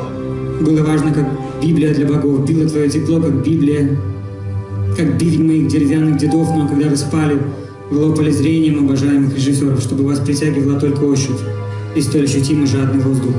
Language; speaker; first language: Russian; native; Russian